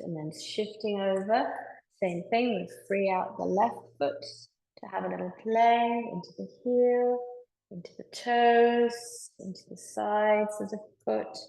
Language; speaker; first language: English; native; English